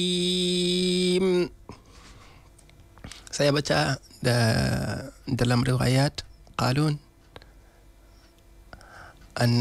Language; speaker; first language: Indonesian; non-native, learner; Hausa